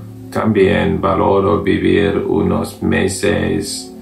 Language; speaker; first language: Spanish; non-native, learner; English